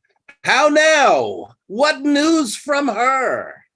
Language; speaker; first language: English; native; English